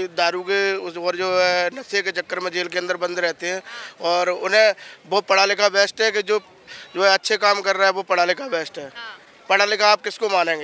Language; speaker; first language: Hindi; native; Hindi